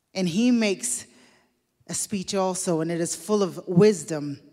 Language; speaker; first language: English; native; English